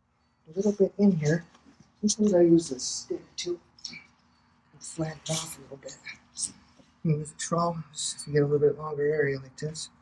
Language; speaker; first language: English; native; English